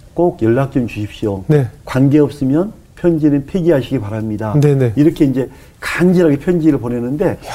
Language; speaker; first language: Korean; native; Korean